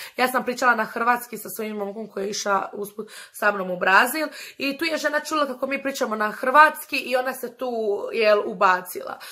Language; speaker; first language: Croatian; early bilingual, other home language; Portuguese